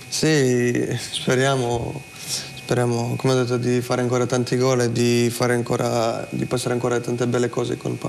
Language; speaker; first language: Italian; non-native, fluent; Slovenian